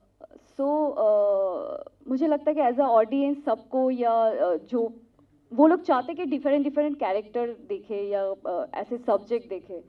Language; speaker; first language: Hindi; non-native, local second language; Telugu